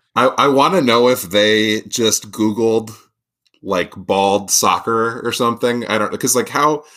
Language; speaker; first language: English; native; English